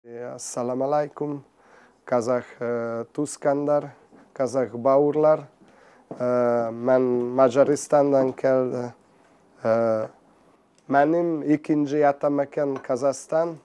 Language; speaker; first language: Turkish; non-native, learner; Hungarian